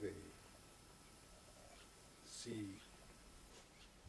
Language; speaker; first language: French; non-native, local second language; Dutch